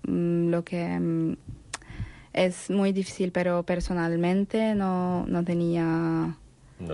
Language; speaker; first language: Spanish; non-native, learner; Arabic